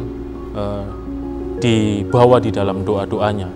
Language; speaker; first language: Indonesian; native; Indonesian